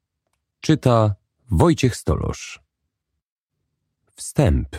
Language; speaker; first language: Polish; native; Polish